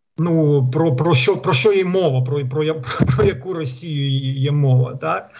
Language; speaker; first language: Ukrainian; non-native, local second language; Russian